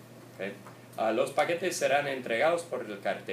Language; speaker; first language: Spanish; non-native, fluent; English